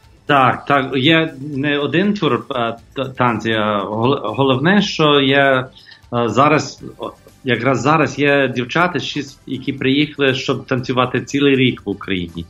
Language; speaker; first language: Ukrainian; non-native, fluent; English